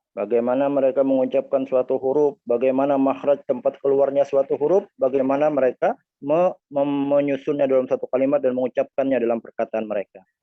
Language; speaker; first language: Indonesian; native; Indonesian